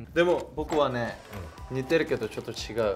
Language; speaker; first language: Japanese; non-native, fluent; Korean